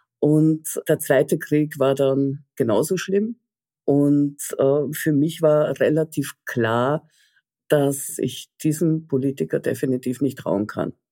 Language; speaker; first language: German; early bilingual, other home language; Russian